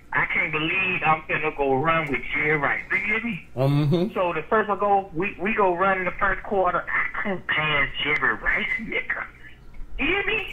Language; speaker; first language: English; native; English